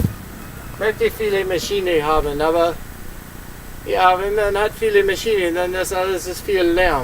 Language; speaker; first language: German; non-native, learner; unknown